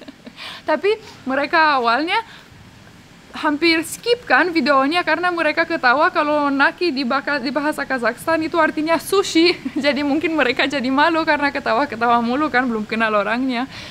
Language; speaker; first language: Indonesian; non-native, fluent; Romanian